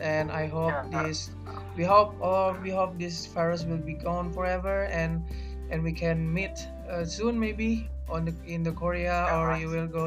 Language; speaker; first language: English; non-native, learner; Indonesian